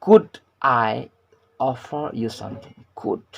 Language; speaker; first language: English; non-native, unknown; Indonesian